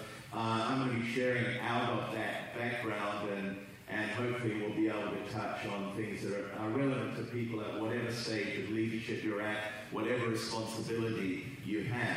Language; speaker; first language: English; native; English